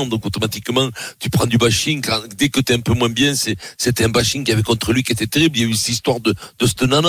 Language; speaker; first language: French; native; French